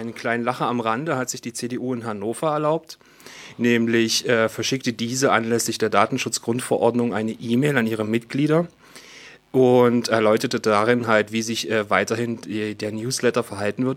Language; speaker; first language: German; native; German